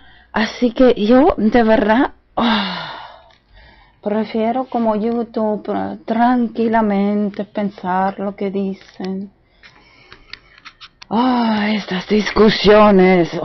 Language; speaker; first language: Spanish; non-native, fluent; German